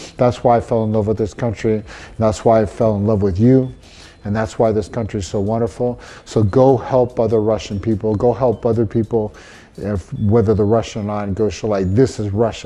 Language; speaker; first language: English; native; English